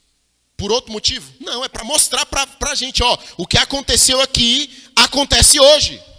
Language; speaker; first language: Portuguese; native; Portuguese